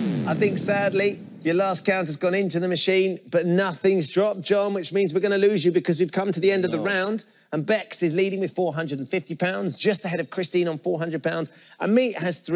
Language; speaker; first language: English; native; English